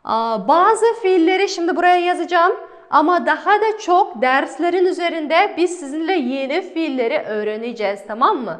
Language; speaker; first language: Turkish; non-native, fluent; Kazakh